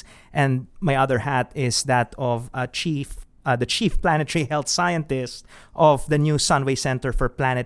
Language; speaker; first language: English; non-native, local second language; Filipino